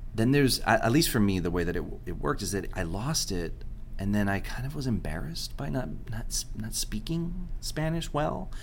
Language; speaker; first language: English; early bilingual, other home language; Spanish